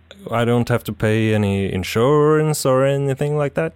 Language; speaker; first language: English; non-native, fluent; Norwegian